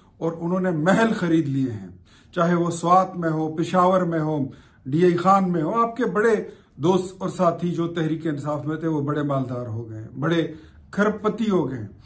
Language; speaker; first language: Urdu; non-native, local second language; Pashto